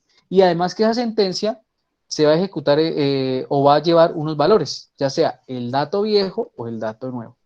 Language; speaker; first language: Spanish; native; Spanish